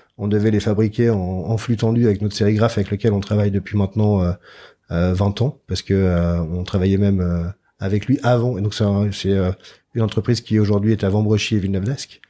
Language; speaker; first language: French; native; French